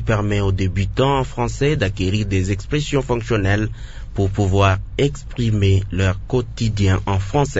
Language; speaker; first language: French; non-native, local second language; Swahili